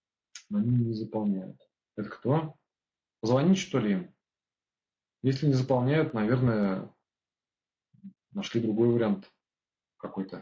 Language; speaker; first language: Russian; native; Russian